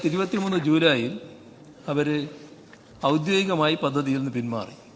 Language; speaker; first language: Malayalam; native; Malayalam